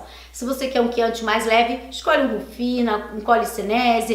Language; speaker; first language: Portuguese; native; Portuguese